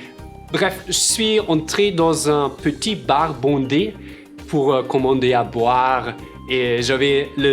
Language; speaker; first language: French; non-native, fluent; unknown